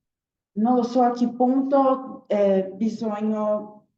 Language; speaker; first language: Italian; non-native, learner; Portuguese